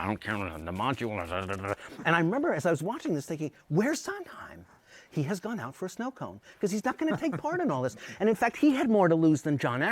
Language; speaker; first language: English; native; English